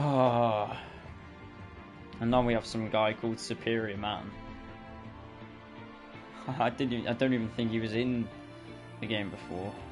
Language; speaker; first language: English; native; English